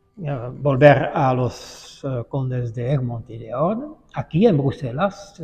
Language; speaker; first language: Spanish; non-native, fluent; Dutch